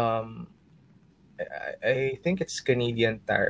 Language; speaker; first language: English; non-native, local second language; Aklanon